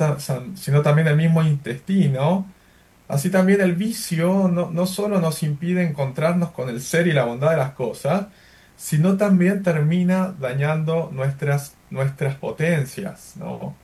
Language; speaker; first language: Spanish; native; Spanish